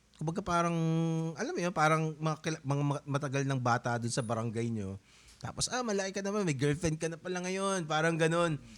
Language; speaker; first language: Filipino; native; Filipino